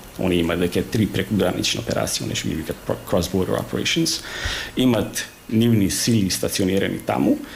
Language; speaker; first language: Macedonian; native; Macedonian